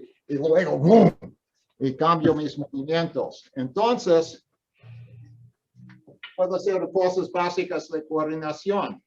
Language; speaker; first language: Spanish; non-native, fluent; English